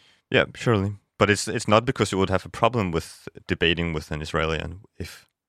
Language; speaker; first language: English; non-native, fluent; Danish